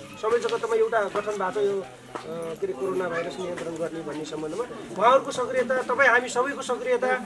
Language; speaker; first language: Nepali; non-native, local second language; Dangaura Tharu